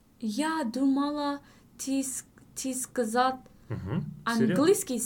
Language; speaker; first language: Russian; non-native, learner; English